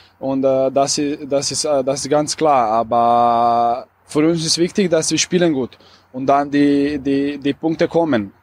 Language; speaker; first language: German; non-native, learner; Croatian